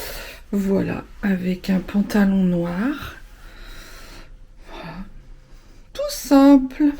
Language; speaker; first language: French; native; French